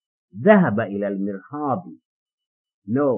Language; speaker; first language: Arabic; non-native, fluent; English